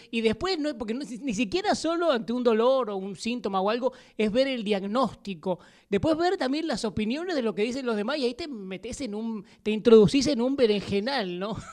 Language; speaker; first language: Spanish; native; Spanish